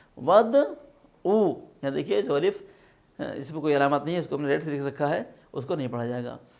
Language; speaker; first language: Urdu; native; Urdu